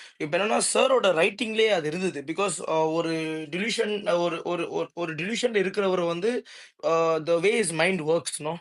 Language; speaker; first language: Tamil; native; Tamil